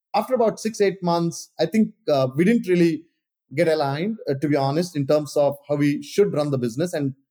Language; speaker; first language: English; non-native, local second language; Kannada